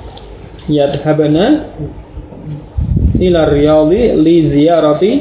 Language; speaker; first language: Arabic; non-native, fluent; Indonesian